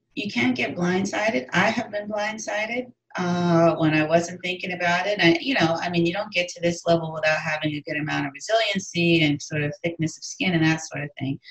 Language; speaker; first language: English; native; English